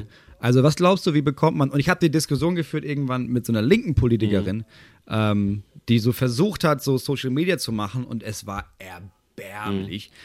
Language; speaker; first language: German; native; German